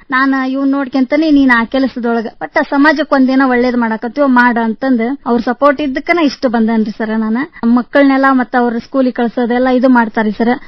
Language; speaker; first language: Kannada; native; Kannada